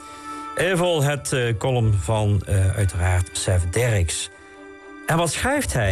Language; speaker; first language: Dutch; native; Dutch